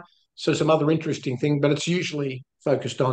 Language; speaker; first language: English; native; English